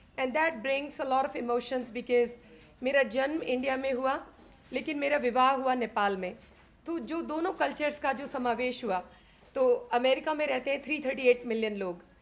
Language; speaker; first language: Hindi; native; Hindi